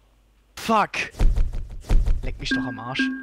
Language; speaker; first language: German; native; German